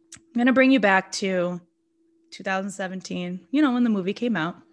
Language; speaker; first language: English; non-native, fluent; Portuguese